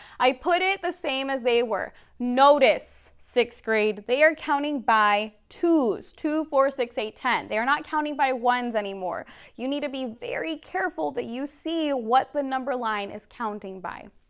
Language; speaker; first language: English; early bilingual, other home language; Spanish